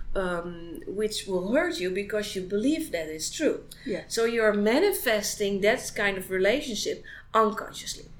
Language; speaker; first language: English; non-native, fluent; Dutch